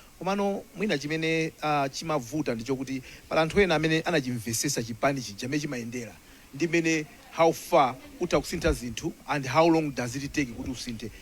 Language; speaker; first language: Nyanja; non-native, local second language; Tumbuka